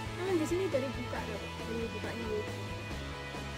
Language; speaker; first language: Indonesian; native; Indonesian